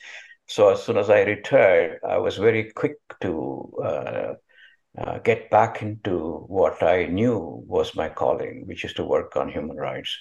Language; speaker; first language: English; non-native, local second language; Kannada